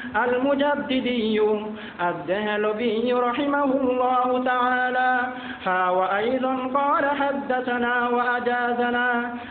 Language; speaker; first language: Arabic; non-native, fluent; Bangla